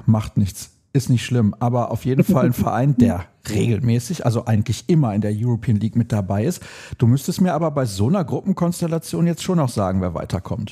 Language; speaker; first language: German; native; German